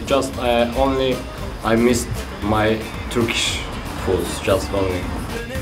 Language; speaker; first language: English; non-native, learner; Turkish